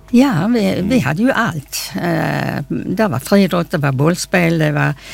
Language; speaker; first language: Swedish; native; Swedish